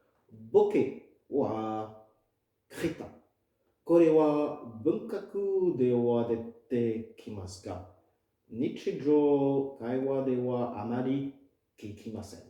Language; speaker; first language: Japanese; non-native, fluent; French